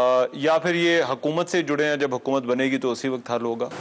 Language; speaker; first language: Urdu; native; Urdu